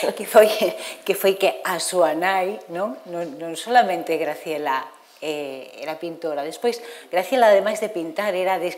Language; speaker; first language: Galician; non-native, local second language; Spanish